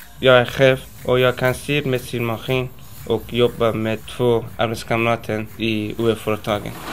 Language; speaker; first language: Swedish; non-native, learner; Persian